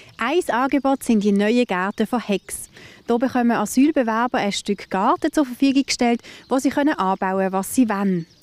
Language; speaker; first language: German; native; German